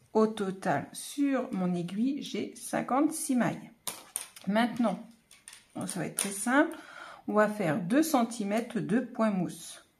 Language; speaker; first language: French; native; French